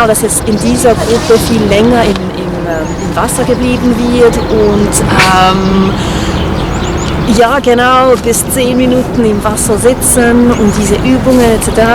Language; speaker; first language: German; non-native, fluent; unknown